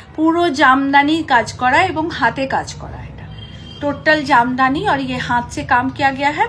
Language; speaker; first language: Hindi; non-native, local second language; Bangla